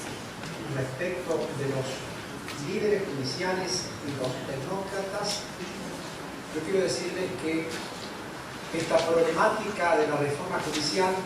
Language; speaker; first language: Spanish; native; Spanish